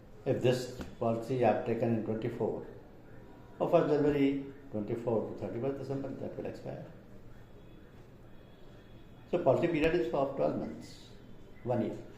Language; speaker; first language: English; non-native, local second language; Hindi